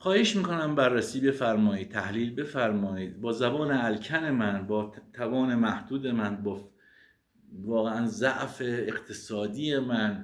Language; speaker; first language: Persian; native; Persian